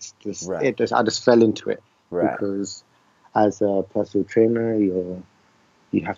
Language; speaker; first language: English; native; English